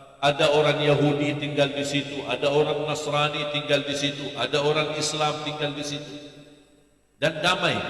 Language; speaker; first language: Malay; non-native, fluent; Arabic